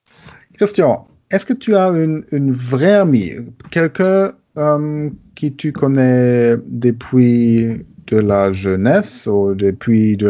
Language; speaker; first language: French; non-native, learner; German